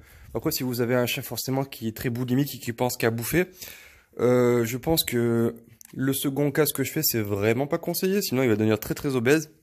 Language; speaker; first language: French; native; French